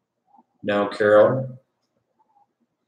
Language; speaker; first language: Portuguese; non-native, learner; English